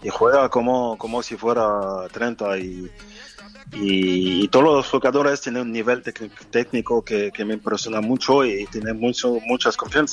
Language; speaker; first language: Spanish; non-native, fluent; French